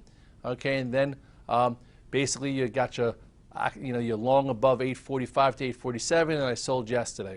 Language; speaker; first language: English; native; English